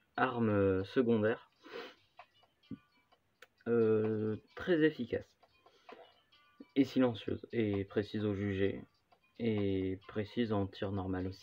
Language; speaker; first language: French; native; French